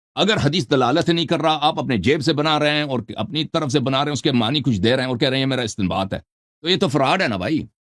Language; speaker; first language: Urdu; non-native, fluent; Persian